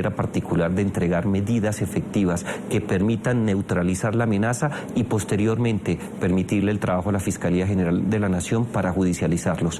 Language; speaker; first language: Spanish; native; Spanish